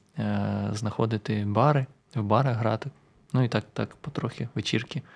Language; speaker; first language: Ukrainian; non-native, local second language; Russian